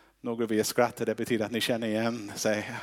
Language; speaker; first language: Swedish; non-native, fluent; English